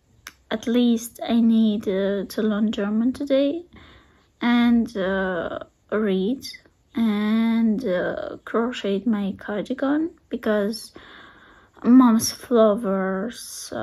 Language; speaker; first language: English; non-native, learner; Russian